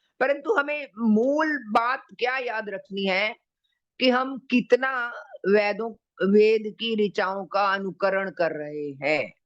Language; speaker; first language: Hindi; native; Hindi